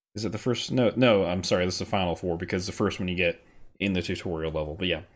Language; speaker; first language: English; native; English